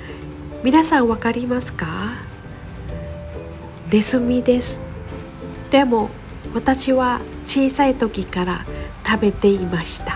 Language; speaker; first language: Japanese; non-native, fluent; Thai